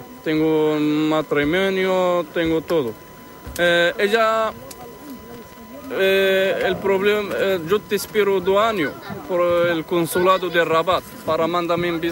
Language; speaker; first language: Spanish; non-native, learner; Arabic